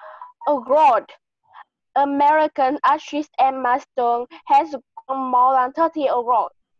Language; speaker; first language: English; non-native, learner; Vietnamese